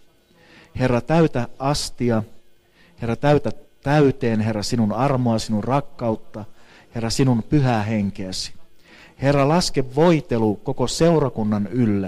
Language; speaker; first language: Finnish; native; Finnish